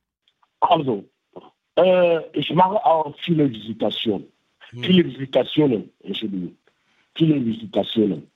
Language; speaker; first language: German; non-native, fluent; French